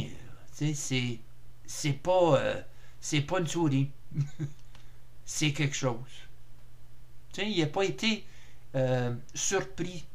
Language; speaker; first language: French; native; French